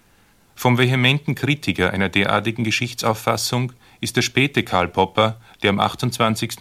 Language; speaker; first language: German; native; German